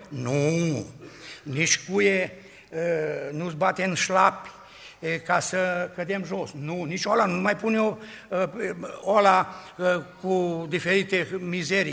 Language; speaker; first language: Romanian; native; Romanian